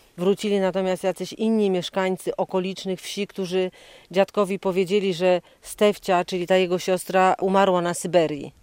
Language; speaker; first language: Polish; native; Polish